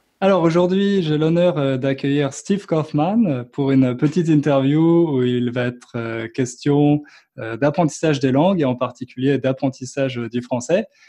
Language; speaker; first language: French; native; French